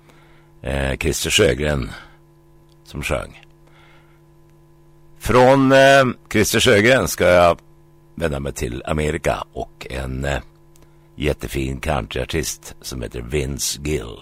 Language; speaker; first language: Swedish; native; Swedish